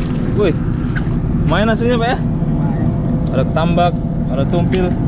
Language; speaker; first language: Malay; non-native, local second language; Javanese